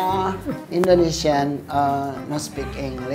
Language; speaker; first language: English; non-native, learner; Indonesian